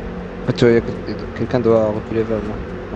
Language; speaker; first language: French; native; French